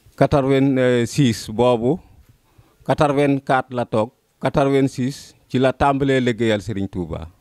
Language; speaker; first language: Wolof; non-native, local second language; Serer